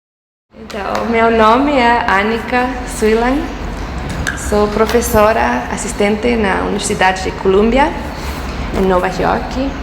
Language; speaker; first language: Portuguese; non-native, fluent; English